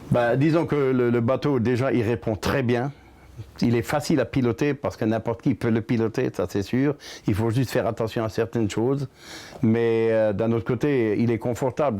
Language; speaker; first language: French; native; French